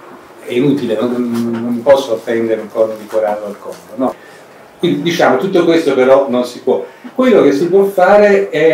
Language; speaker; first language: Italian; native; Italian